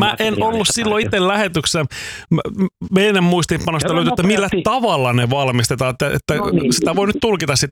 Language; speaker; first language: Finnish; native; Finnish